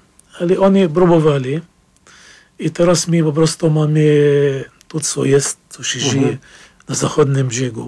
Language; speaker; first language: Polish; non-native, fluent; Arabic